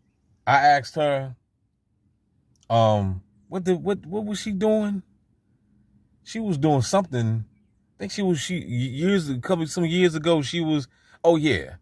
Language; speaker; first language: English; native; English